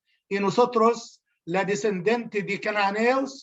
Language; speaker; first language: Spanish; non-native, learner; Arabic